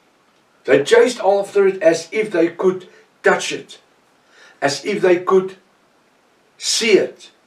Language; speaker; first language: English; non-native, local second language; Afrikaans